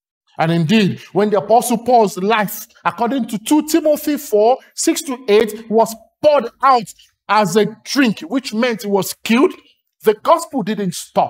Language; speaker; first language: English; non-native, local second language; Yoruba